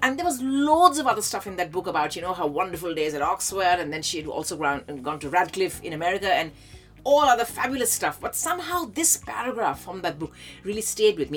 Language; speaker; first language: English; non-native, local second language; Hindi